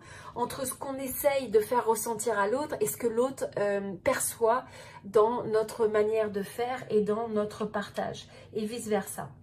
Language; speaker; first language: French; native; French